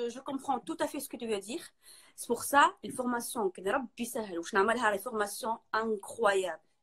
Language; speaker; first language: French; non-native, local second language; Arabic